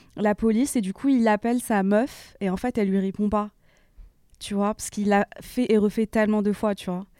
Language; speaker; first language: French; non-native, local second language; Arabic